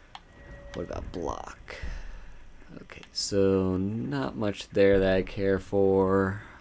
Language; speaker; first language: English; native; English